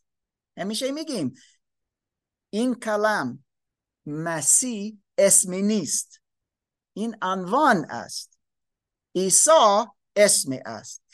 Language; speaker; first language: Persian; non-native, learner; English